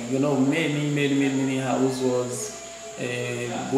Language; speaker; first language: English; non-native, learner; Haitian Creole